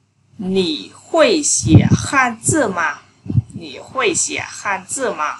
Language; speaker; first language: Chinese; non-native, fluent; Vietnamese